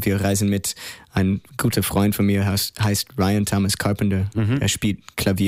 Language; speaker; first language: German; non-native, learner; English